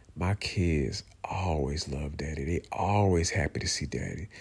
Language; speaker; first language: English; native; English